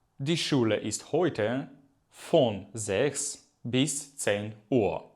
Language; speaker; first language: German; non-native, fluent; Ukrainian